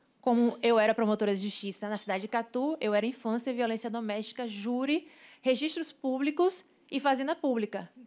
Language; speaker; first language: Portuguese; native; Portuguese